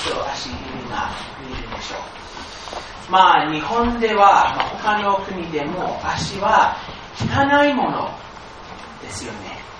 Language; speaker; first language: Japanese; non-native, fluent; English